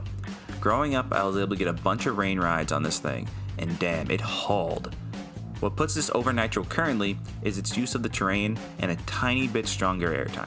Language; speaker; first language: English; native; English